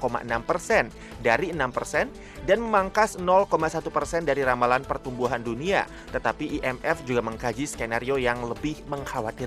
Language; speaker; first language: Indonesian; native; Indonesian